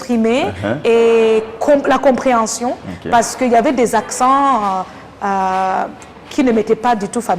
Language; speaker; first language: French; non-native, local second language; Kinyarwanda